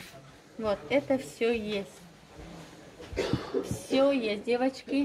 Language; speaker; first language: Russian; non-native, local second language; Tajik